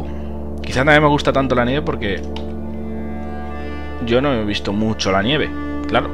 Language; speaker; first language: Spanish; native; Spanish